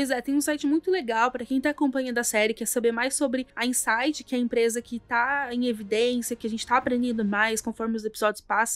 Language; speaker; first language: Portuguese; native; Portuguese